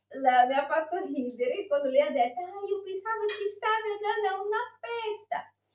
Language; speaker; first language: Italian; non-native, fluent; Portuguese